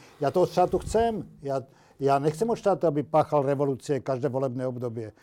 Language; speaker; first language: Slovak; native; Slovak